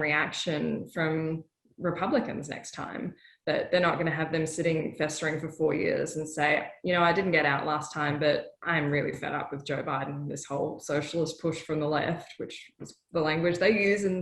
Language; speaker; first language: English; native; English